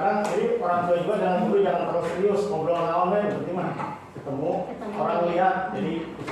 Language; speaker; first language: Indonesian; native; Indonesian